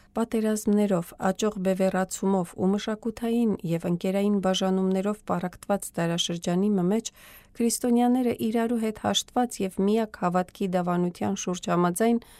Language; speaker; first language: Armenian; native; Armenian